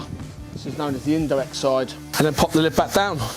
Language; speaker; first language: English; native; English